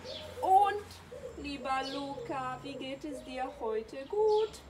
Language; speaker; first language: German; non-native, fluent; Croatian